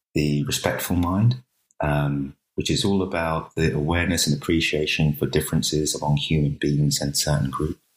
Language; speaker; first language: English; native; English